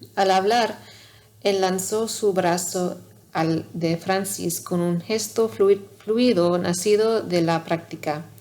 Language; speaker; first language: Spanish; non-native, learner; English